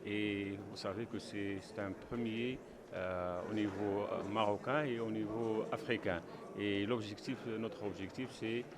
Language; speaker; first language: French; non-native, local second language; Arabic